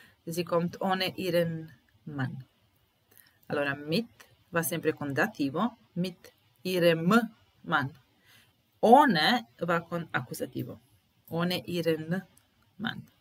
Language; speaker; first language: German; non-native, fluent; Italian